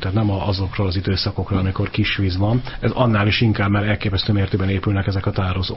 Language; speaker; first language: Hungarian; native; Hungarian